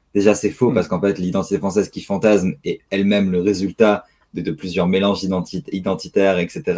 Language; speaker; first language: French; native; French